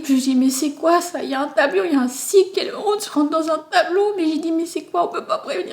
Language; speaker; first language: French; native; French